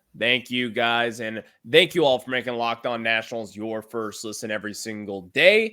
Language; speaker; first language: English; native; English